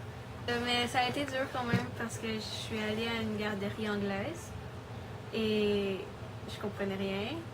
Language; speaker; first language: French; early bilingual, other home language; Spanish